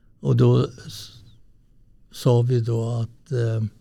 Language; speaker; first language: Swedish; early bilingual, other home language; Italian